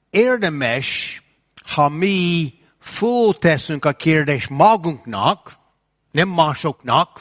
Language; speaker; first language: Hungarian; non-native, fluent; English